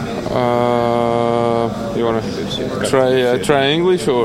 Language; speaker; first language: English; non-native, learner; Russian